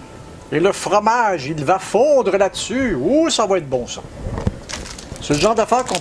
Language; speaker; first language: French; native; French